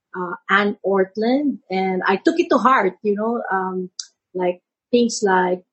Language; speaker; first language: English; non-native, local second language; Filipino